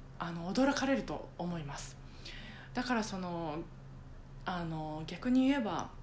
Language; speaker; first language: Japanese; native; Japanese